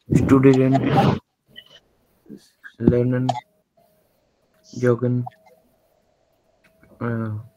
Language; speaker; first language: German; non-native, learner; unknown